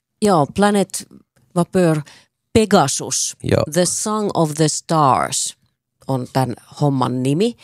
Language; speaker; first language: Finnish; native; Finnish